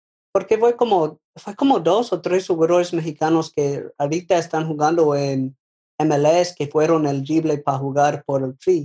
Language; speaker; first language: Spanish; non-native, learner; English